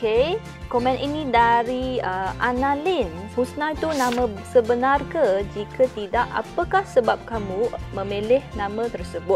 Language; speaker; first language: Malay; non-native, fluent; Chinese